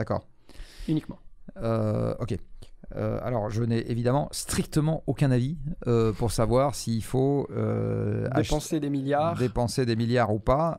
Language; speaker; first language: French; native; French